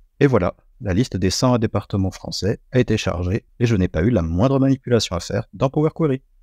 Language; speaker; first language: French; native; French